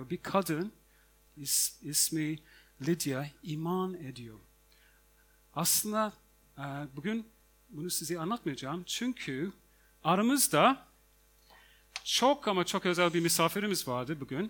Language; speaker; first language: Turkish; non-native, fluent; English